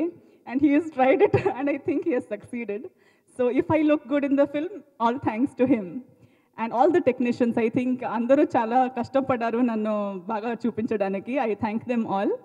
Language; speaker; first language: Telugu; non-native, learner; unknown